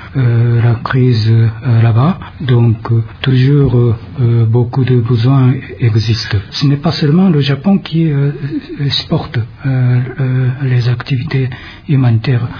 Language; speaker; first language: French; non-native, fluent; Japanese